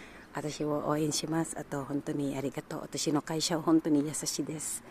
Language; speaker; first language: Japanese; non-native, learner; Filipino